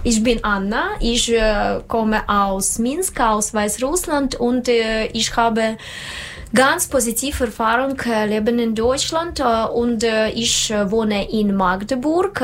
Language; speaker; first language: German; non-native, learner; Russian